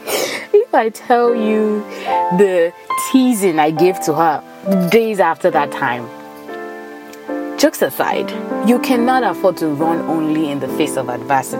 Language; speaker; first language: English; non-native, local second language; Yoruba